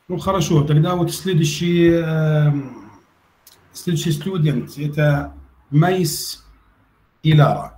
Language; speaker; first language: Russian; non-native, fluent; Arabic